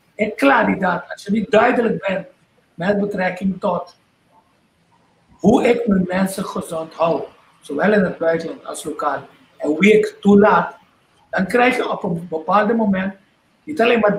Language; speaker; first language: Dutch; non-native, local second language; Papiamento